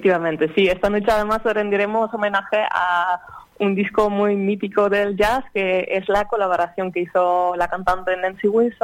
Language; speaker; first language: Spanish; non-native, fluent; Dutch